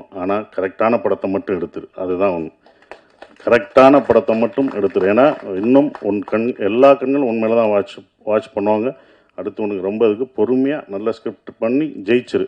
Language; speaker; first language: Tamil; native; Tamil